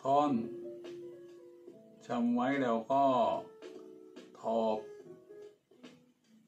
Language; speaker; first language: Thai; non-native, fluent; Japanese